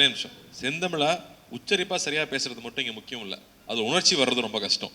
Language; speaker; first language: Tamil; native; Tamil